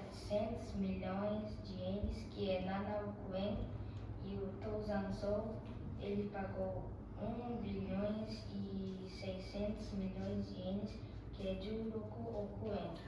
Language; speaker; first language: Portuguese; early bilingual, heritage; Portuguese